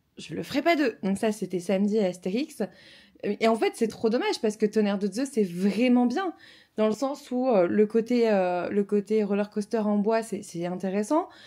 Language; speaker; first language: French; native; French